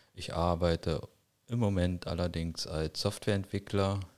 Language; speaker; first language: German; native; German